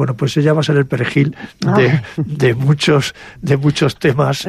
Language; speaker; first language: Spanish; native; Spanish